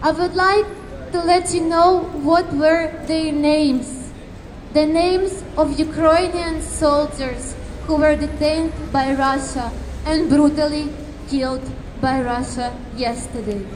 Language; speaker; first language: English; non-native, fluent; Ukrainian